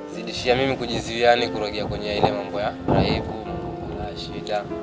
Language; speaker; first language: Swahili; native; Swahili